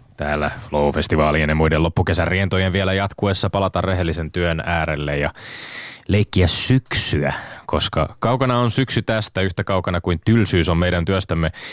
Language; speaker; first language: Finnish; native; Finnish